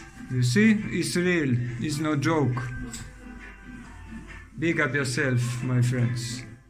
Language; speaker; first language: English; non-native, learner; Polish